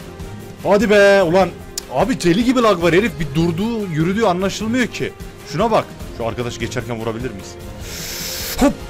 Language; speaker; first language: Turkish; native; Turkish